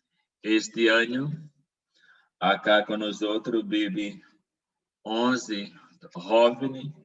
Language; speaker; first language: Portuguese; non-native, learner; Spanish